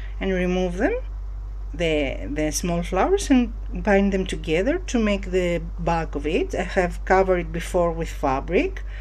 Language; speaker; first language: English; non-native, fluent; Greek